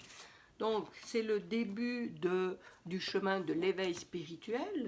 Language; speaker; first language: French; native; French